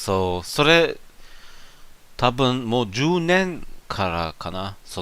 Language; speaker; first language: Japanese; non-native, learner; German